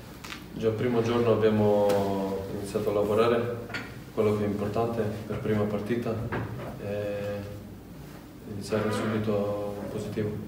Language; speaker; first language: Italian; non-native, fluent; Serbian